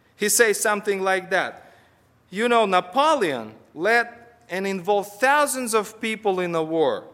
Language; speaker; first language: English; non-native, fluent; Russian